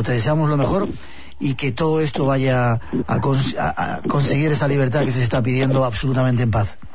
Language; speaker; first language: Spanish; native; Spanish